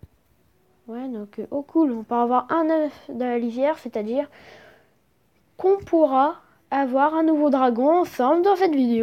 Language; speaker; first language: French; native; French